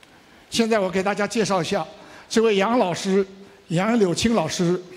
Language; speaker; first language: Chinese; native; Chinese